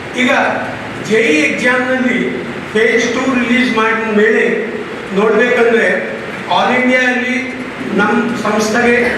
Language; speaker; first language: Kannada; non-native, local second language; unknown